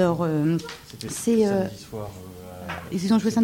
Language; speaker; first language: French; native; French